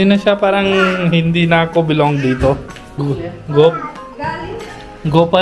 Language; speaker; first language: Filipino; non-native, learner; Hindi